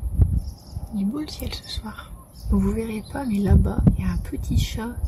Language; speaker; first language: French; native; French